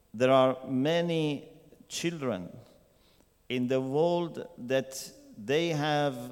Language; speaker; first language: English; non-native, fluent; Persian